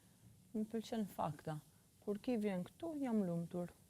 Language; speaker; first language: Albanian; early bilingual, heritage; Albanian